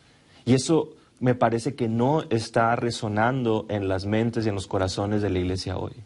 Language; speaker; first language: Spanish; native; Spanish